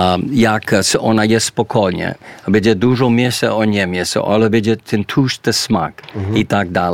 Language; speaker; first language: Polish; early bilingual, heritage; English